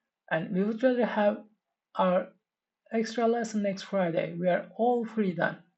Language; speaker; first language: English; non-native, fluent; Turkish